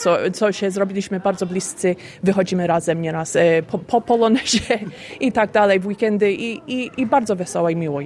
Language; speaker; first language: Polish; early bilingual, heritage; Polish